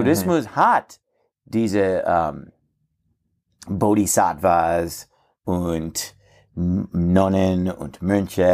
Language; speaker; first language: German; non-native, fluent; English